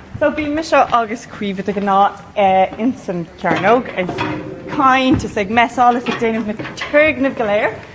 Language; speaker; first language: Irish; native; Irish